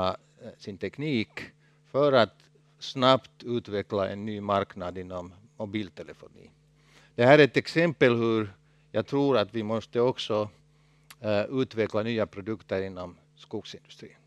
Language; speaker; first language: Swedish; non-native, local second language; Finnish